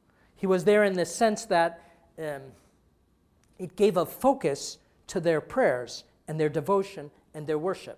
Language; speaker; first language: English; native; English